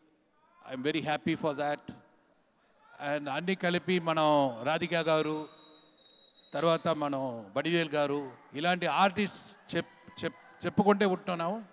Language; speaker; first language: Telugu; non-native, learner; Tamil